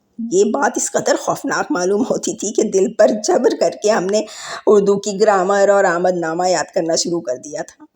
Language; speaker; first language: Urdu; native; Urdu